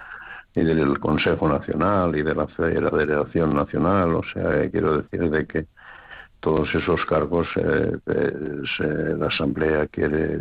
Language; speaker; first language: Spanish; native; Spanish